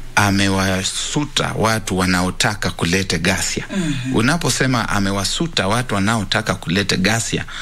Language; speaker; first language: Swahili; non-native, local second language; Luyia